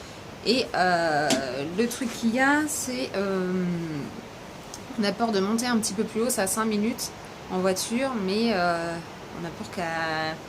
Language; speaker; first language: French; native; French